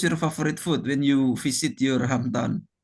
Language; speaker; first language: English; non-native, fluent; Indonesian